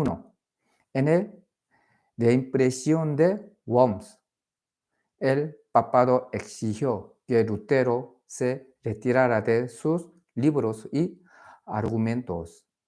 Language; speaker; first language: Spanish; non-native, fluent; Korean